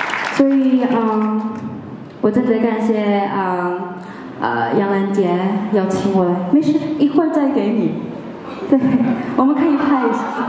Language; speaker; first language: Chinese; non-native, fluent; Malay